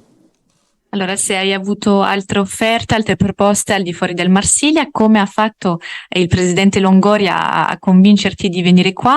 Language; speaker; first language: Italian; native; Italian